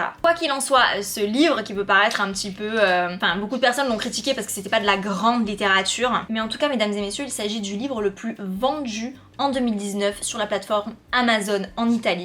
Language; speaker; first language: French; native; French